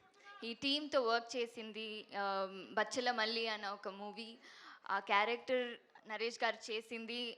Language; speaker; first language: Telugu; non-native, learner; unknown